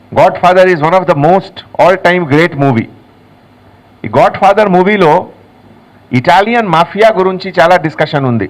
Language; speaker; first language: Telugu; non-native, local second language; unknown